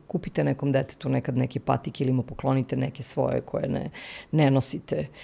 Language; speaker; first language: Serbian; native; Serbian